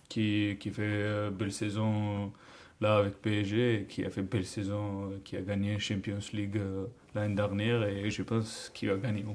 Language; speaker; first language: French; non-native, learner; Georgian